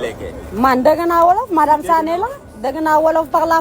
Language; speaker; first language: Wolof; non-native, learner; French